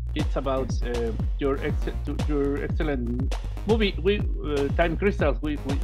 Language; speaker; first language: English; non-native, learner; Spanish